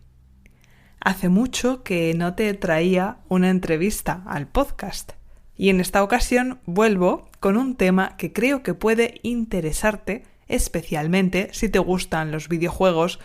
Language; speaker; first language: Spanish; native; Spanish